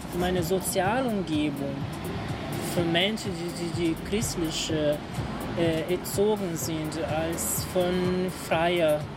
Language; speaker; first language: German; non-native, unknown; Portuguese